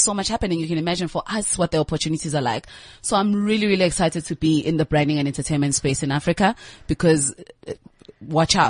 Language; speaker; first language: English; non-native, local second language; Zulu